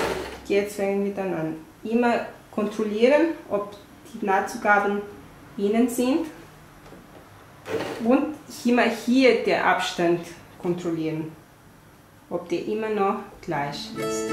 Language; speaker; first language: German; non-native, fluent; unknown